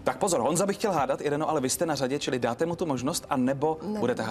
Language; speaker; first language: Czech; native; Czech